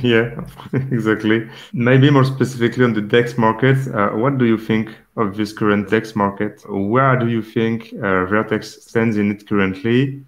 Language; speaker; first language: English; non-native, fluent; French